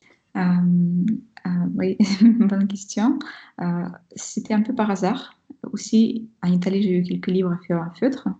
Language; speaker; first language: French; non-native, fluent; Russian